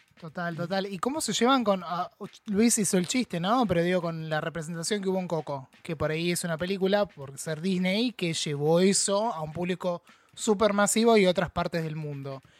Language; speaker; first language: Spanish; native; Spanish